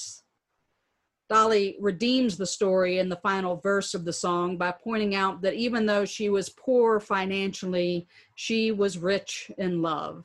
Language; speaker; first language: English; native; English